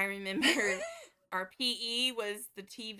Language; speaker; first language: English; native; English